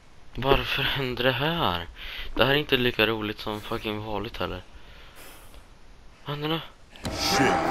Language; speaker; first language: Swedish; native; Swedish